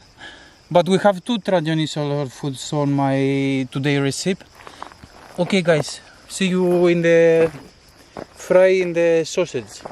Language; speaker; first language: English; non-native, learner; Greek